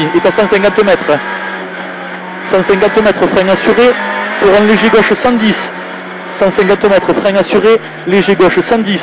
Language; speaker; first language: French; native; French